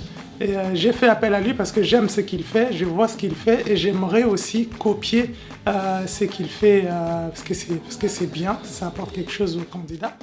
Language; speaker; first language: French; native; French